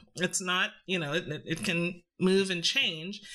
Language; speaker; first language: English; native; English